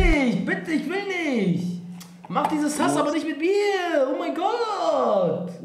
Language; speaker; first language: German; native; German